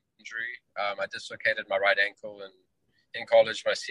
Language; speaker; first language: English; native; English